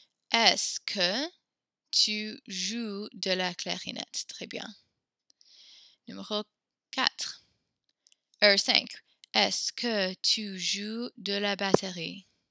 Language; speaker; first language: French; non-native, fluent; English